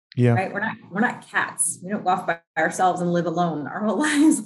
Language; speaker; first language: English; native; English